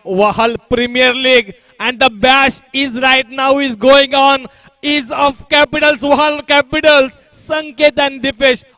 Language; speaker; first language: English; non-native, local second language; Marathi